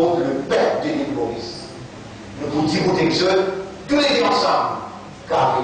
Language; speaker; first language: French; non-native, local second language; Morisyen